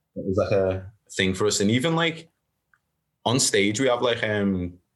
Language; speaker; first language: English; native; English